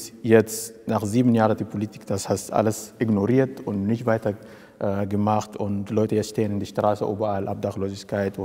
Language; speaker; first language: German; non-native, fluent; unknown